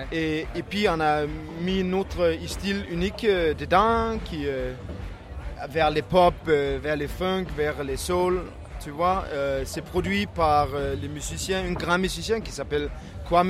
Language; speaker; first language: French; non-native, learner; Danish